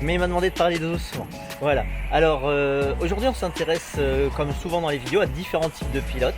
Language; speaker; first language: French; native; French